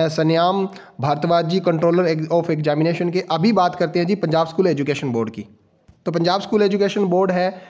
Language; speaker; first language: Hindi; non-native, local second language; Punjabi